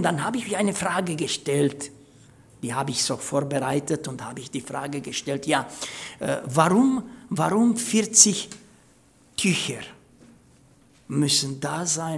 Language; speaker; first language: German; non-native, fluent; Romanian